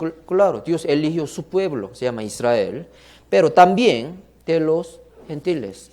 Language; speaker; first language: Spanish; non-native, learner; Korean